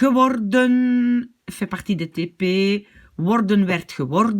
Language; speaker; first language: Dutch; non-native, fluent; French